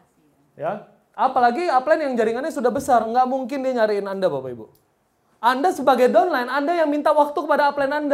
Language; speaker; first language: Indonesian; native; Indonesian